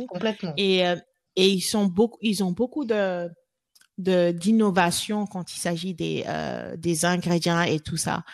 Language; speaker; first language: French; non-native, local second language; Wolof